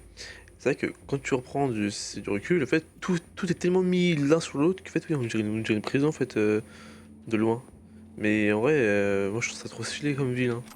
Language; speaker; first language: French; native; French